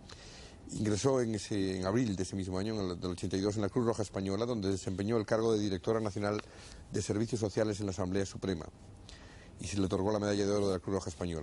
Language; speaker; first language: Spanish; native; Spanish